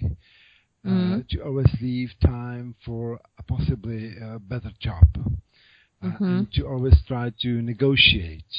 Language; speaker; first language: English; non-native, fluent; Czech